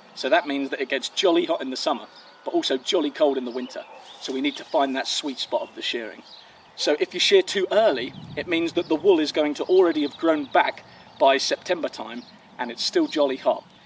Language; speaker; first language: English; native; English